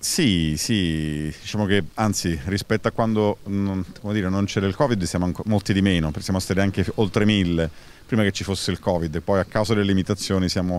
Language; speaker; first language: Italian; native; Italian